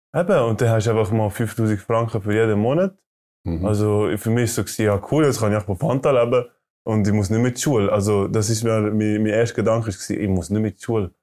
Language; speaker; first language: German; early bilingual, other home language; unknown